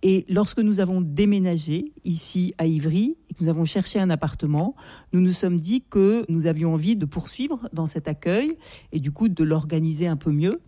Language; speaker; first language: French; native; French